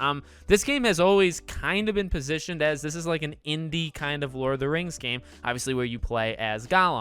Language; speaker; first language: English; native; English